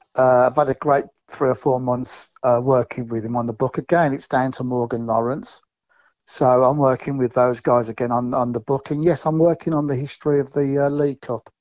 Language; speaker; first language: English; native; English